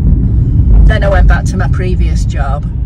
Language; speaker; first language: English; native; English